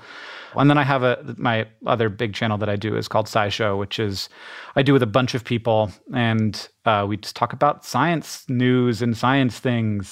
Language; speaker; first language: English; native; English